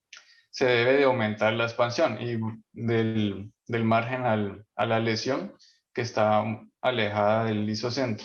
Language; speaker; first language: Spanish; native; Spanish